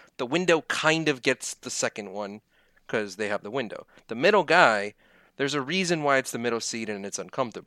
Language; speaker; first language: English; native; English